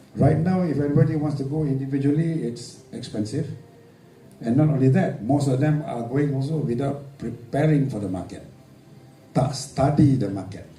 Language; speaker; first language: English; non-native, local second language; Malay